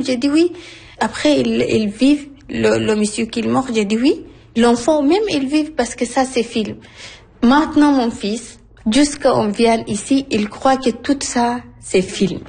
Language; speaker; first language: French; non-native, learner; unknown